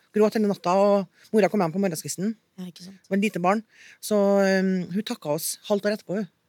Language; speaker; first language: Norwegian; native; Norwegian